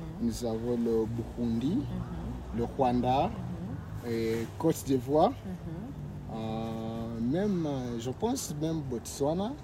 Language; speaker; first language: French; non-native, learner; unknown